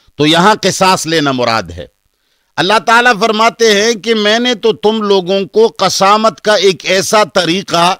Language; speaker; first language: Urdu; non-native, local second language; Pashto